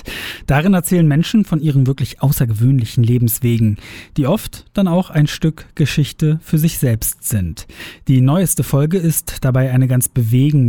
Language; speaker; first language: German; native; German